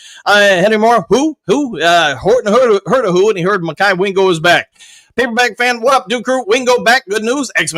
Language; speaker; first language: English; native; English